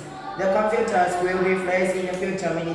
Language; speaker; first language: English; non-native, learner; Vietnamese